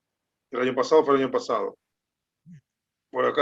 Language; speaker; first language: Spanish; native; Spanish